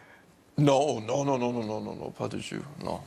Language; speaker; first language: French; non-native, learner; English